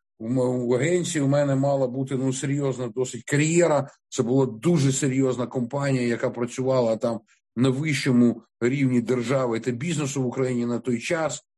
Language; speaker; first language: Ukrainian; non-native, local second language; Russian